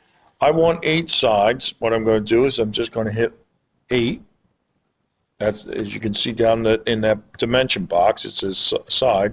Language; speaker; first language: English; native; English